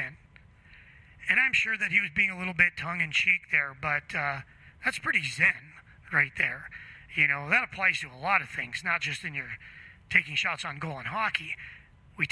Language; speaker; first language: English; native; English